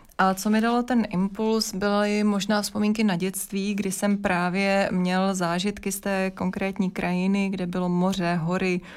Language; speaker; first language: Czech; native; Czech